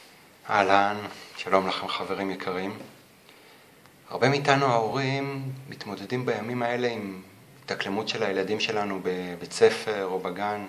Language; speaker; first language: Hebrew; native; Hebrew